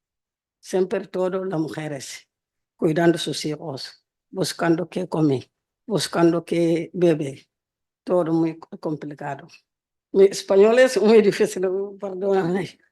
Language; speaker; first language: Spanish; non-native, learner; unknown